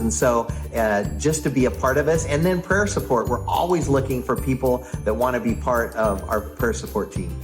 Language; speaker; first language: English; native; English